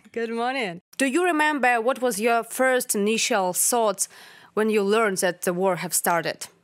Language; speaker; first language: English; non-native, fluent; Ukrainian